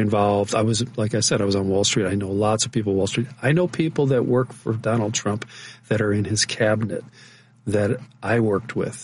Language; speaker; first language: English; native; English